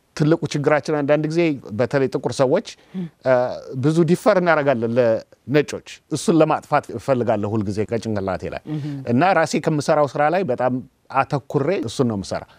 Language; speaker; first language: Amharic; native; Amharic